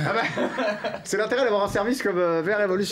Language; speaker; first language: French; native; French